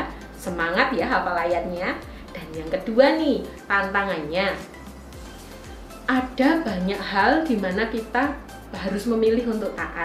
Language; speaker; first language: Indonesian; native; Indonesian